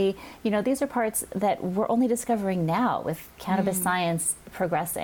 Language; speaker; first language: English; native; English